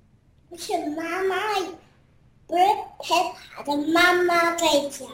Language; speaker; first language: Chinese; early bilingual, heritage; Chinese